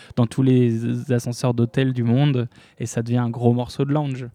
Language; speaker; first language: French; native; French